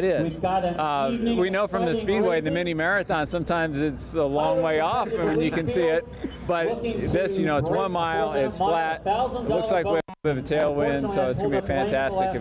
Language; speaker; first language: English; native; English